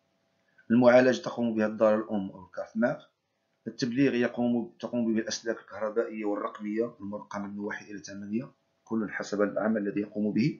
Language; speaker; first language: Arabic; native; Arabic